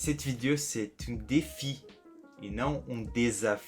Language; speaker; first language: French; non-native, learner; Portuguese